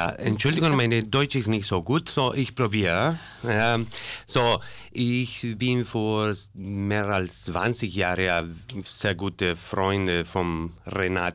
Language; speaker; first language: German; non-native, learner; Spanish